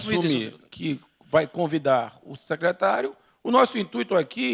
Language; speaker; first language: Portuguese; native; Portuguese